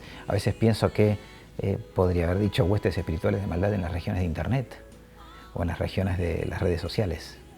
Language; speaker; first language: Spanish; native; Spanish